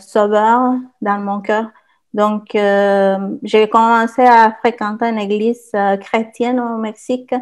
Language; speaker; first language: French; non-native, fluent; Spanish